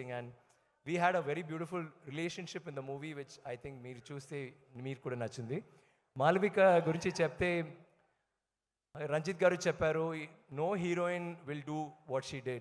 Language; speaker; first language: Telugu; non-native, learner; Tamil